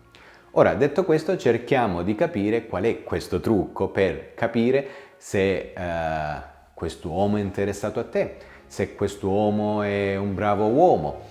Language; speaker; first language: Italian; native; Italian